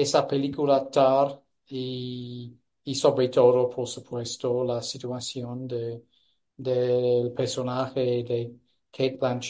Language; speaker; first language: Spanish; non-native, fluent; English